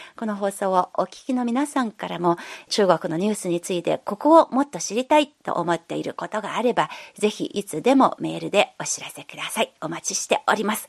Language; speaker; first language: Japanese; non-native, fluent; Chinese